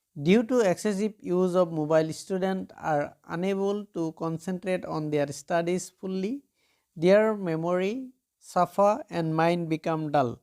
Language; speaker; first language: English; non-native, local second language; Assamese